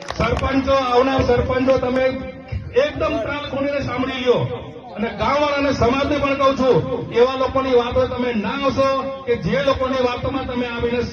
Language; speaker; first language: Gujarati; non-native, local second language; Rathawi